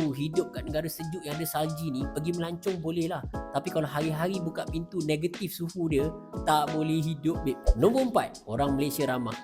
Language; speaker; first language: Malay; native; Malay